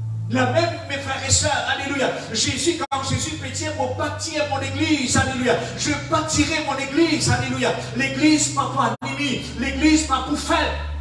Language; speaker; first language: French; non-native, local second language; Morisyen